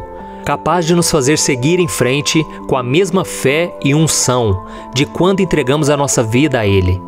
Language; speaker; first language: Portuguese; native; Portuguese